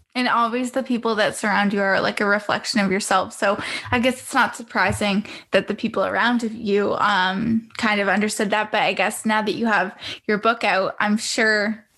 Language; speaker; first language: English; native; English